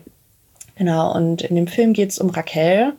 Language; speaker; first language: German; native; German